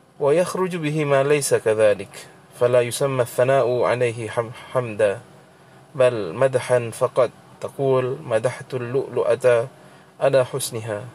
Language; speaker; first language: Arabic; non-native, fluent; Indonesian